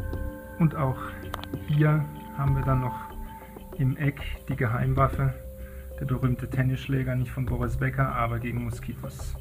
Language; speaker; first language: German; native; German